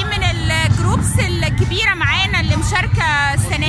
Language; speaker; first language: Arabic; native; Arabic